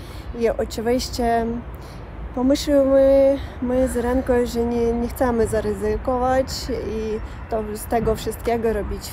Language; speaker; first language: Polish; non-native, learner; Russian